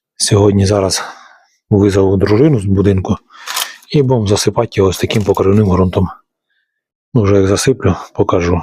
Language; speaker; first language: Ukrainian; native; Ukrainian